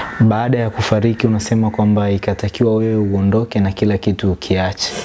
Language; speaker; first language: Swahili; native; Swahili